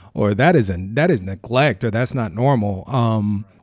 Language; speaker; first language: English; native; English